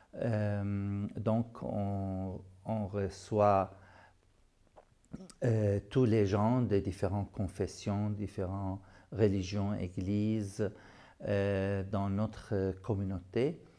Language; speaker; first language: French; non-native, fluent; Arabic